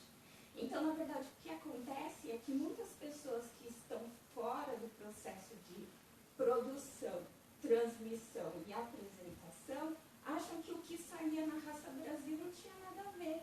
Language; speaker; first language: Portuguese; native; Portuguese